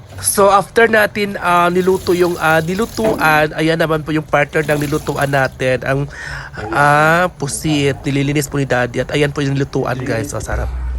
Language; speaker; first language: Filipino; non-native, local second language; Cebuano